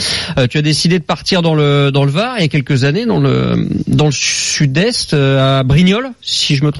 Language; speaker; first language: French; native; French